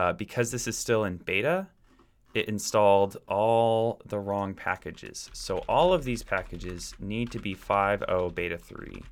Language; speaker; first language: English; native; English